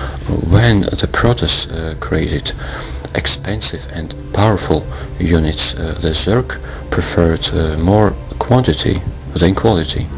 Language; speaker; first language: English; non-native, fluent; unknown